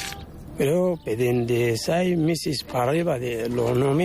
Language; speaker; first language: Spanish; non-native, local second language; Arabic